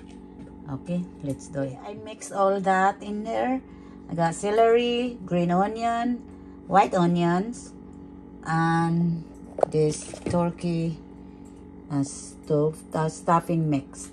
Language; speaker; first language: English; non-native, learner; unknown